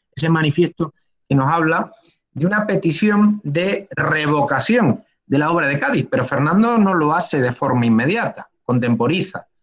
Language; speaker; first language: Spanish; native; Spanish